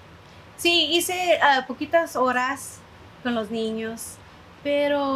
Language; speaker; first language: Spanish; early bilingual, heritage; Spanish